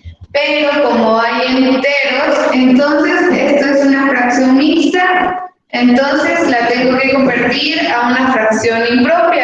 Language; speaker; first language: Spanish; native; Spanish